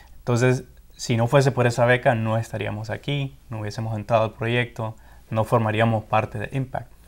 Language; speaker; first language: Spanish; native; Spanish